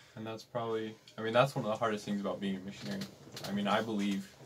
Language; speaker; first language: English; native; English